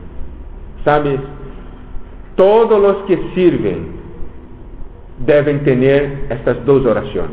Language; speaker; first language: Spanish; non-native, fluent; Portuguese